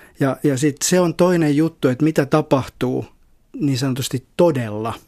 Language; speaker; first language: Finnish; native; Finnish